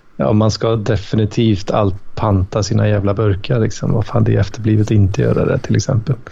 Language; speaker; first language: Swedish; native; Swedish